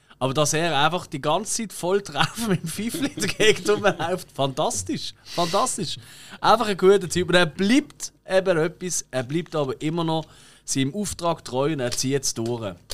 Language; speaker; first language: German; native; German